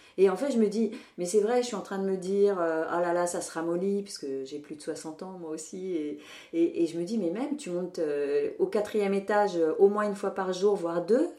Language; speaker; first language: French; native; French